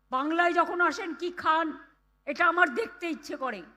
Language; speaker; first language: Bangla; native; Bangla